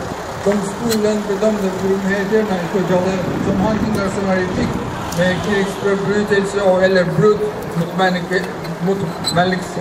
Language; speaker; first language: Swedish; non-native, fluent; Azerbaijani